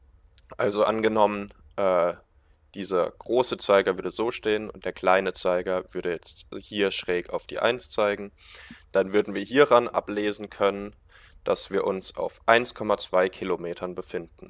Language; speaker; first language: German; native; German